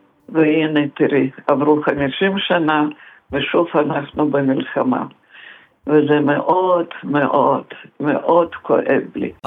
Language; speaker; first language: Hebrew; non-native, fluent; Russian